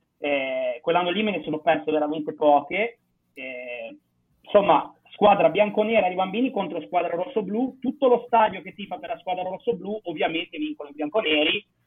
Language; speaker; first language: Italian; native; Italian